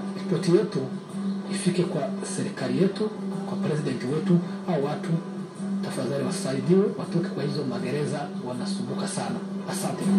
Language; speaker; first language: Swahili; non-native, local second language; Kinyarwanda